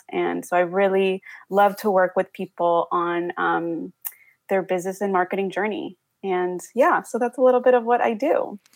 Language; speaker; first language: English; early bilingual, other home language; Spanish